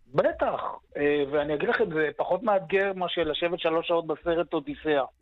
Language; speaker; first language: Hebrew; native; Hebrew